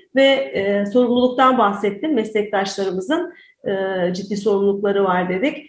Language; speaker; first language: Turkish; native; Turkish